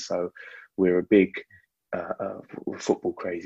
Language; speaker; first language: English; native; English